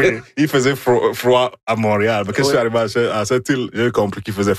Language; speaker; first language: French; non-native, fluent; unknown